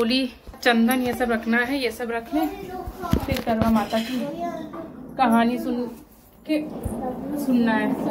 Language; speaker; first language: Hindi; native; Hindi